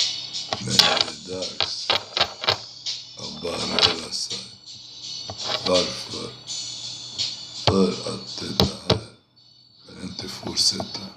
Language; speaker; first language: Swedish; non-native, fluent; Spanish